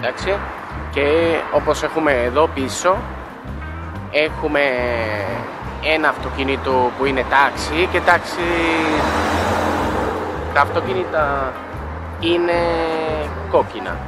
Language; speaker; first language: Greek; non-native, learner; Spanish